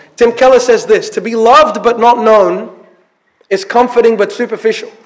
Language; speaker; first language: English; early bilingual, other home language; Arabic